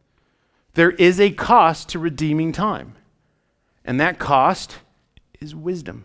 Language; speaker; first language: English; native; English